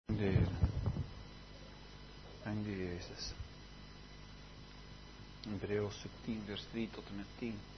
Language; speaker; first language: Dutch; native; Dutch